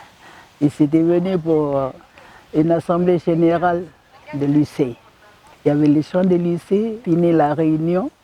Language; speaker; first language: French; non-native, local second language; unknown